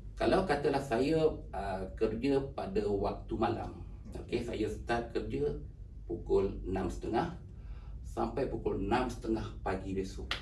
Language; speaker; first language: Malay; native; Malay